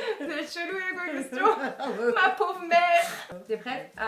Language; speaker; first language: French; native; French